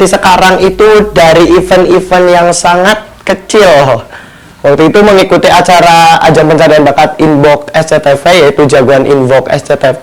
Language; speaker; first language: Indonesian; non-native, local second language; Javanese